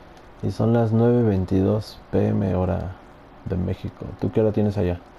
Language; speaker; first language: Spanish; native; Spanish